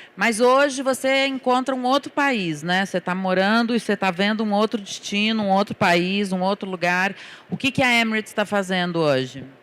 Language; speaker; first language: Portuguese; native; Portuguese